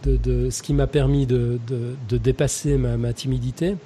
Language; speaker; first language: French; native; French